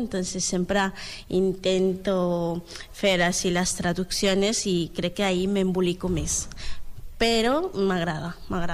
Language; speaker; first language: Catalan; non-native, learner; Spanish